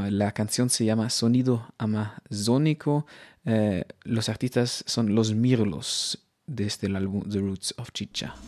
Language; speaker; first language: Spanish; non-native, fluent; German